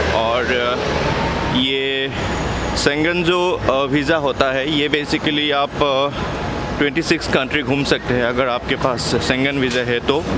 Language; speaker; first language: Hindi; native; Hindi